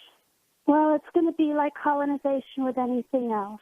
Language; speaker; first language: English; native; English